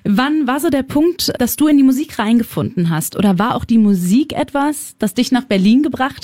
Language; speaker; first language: German; native; German